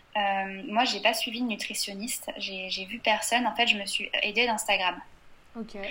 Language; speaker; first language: French; native; French